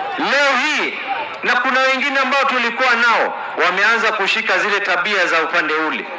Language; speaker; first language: Swahili; native; Swahili